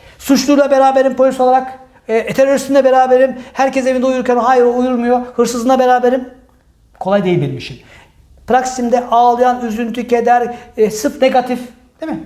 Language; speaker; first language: Turkish; early bilingual, heritage; Turkish